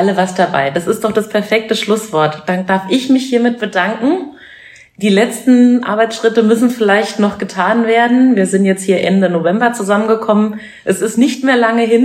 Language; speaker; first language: German; native; German